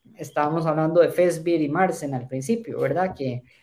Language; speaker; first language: Spanish; native; Spanish